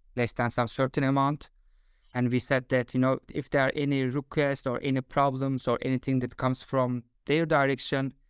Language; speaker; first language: English; non-native, fluent; Turkish